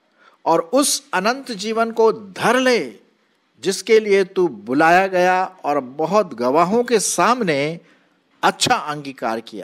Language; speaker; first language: Hindi; non-native, local second language; Marathi